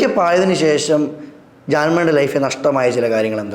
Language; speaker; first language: Malayalam; native; Malayalam